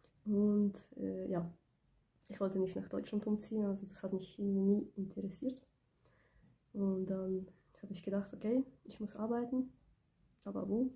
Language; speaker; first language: German; early bilingual, other home language; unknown